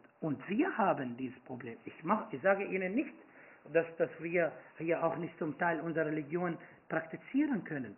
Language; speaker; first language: German; non-native, fluent; Arabic